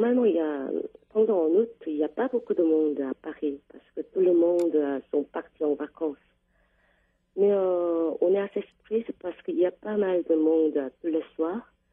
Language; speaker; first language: French; non-native, learner; Korean